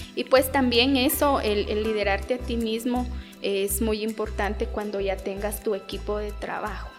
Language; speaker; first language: Spanish; non-native, local second language; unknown